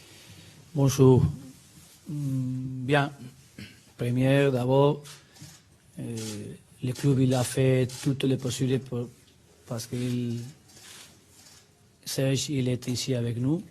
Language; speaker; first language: French; non-native, learner; Spanish